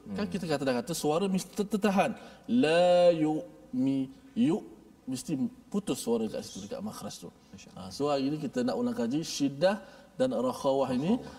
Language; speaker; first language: Malay; native; Malay